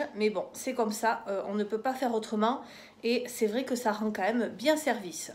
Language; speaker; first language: French; native; French